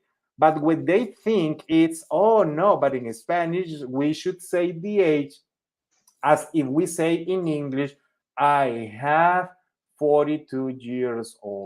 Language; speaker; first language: English; non-native, fluent; Spanish